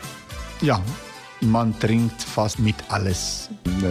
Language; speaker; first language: German; non-native, fluent; Croatian